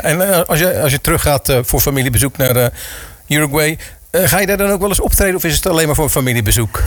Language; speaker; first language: Dutch; native; Dutch